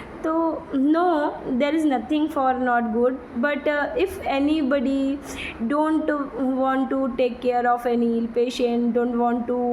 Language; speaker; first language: English; non-native, learner; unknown